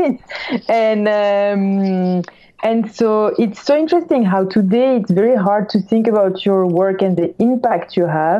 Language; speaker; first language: English; non-native, fluent; French